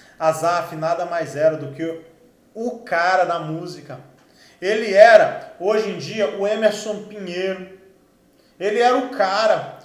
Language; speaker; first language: Portuguese; native; Portuguese